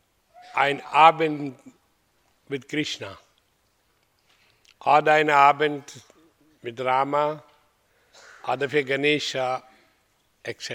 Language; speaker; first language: German; non-native, learner; Hindi